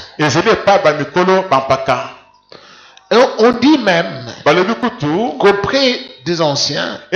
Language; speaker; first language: French; non-native, local second language; Lingala